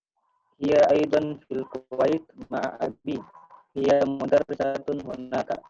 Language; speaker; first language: Arabic; non-native, learner; Indonesian